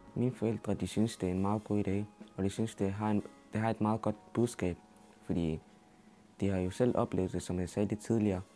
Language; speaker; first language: Danish; early bilingual, other home language; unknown